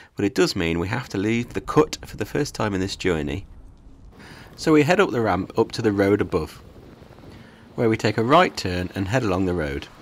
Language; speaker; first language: English; native; English